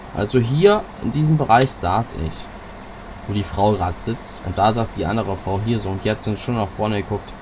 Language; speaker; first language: German; native; German